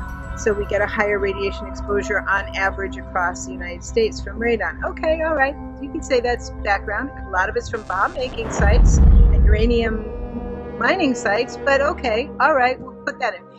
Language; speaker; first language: English; native; English